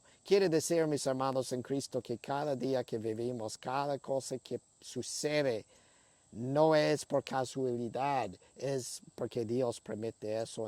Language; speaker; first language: Spanish; non-native, fluent; English